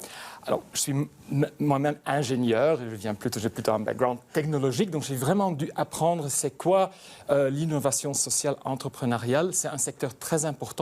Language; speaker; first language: French; native; French